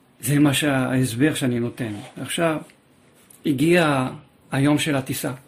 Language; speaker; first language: Hebrew; non-native, fluent; French